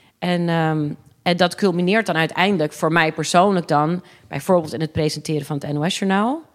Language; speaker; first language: Dutch; early bilingual, other home language; English